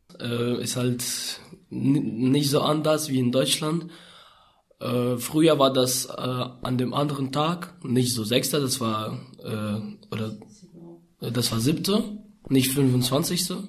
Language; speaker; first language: German; non-native, learner; Ukrainian